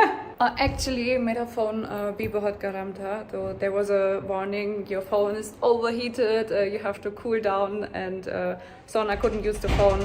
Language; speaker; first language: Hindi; non-native, learner; German